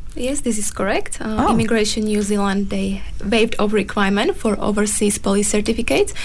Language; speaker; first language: English; non-native, fluent; Slovak